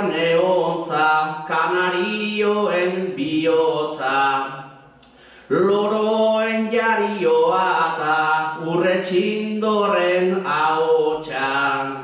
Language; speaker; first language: Basque; native; Basque